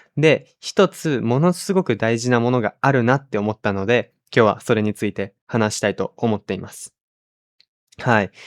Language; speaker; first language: Japanese; native; Japanese